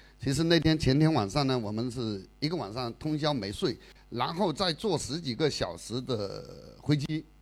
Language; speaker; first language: Chinese; native; Chinese